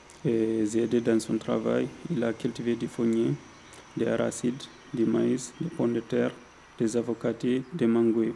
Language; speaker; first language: French; non-native, learner; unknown